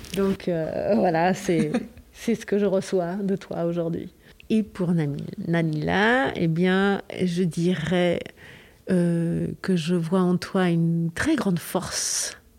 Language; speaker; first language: French; non-native, fluent; Spanish